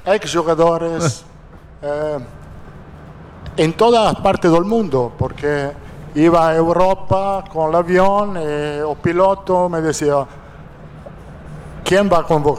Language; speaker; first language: Portuguese; non-native, fluent; Italian